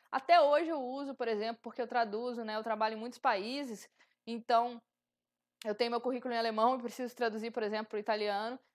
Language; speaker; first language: Portuguese; native; Portuguese